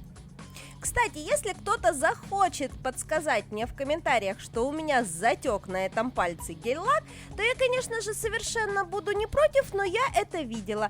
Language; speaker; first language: Russian; native; Russian